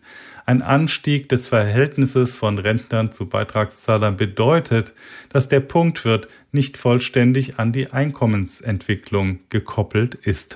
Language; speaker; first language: German; native; German